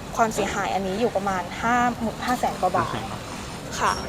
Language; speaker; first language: Thai; native; Thai